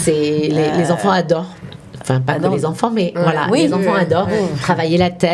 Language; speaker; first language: French; native; French